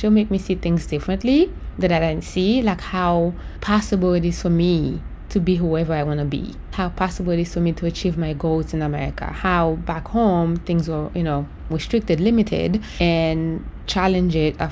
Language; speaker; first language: English; non-native, fluent; Haitian Creole